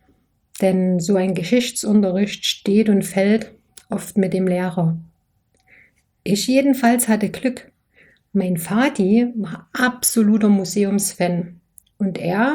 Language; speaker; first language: German; native; German